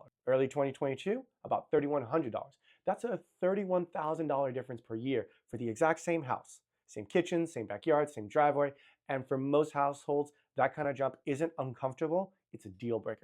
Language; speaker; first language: English; native; English